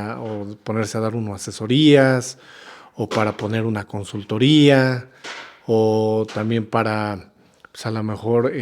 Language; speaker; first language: Spanish; native; Spanish